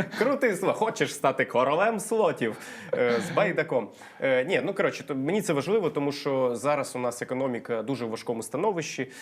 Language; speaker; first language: Ukrainian; non-native, local second language; Russian